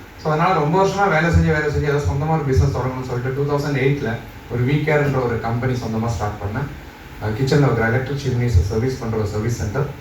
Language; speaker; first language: Tamil; non-native, local second language; Malayalam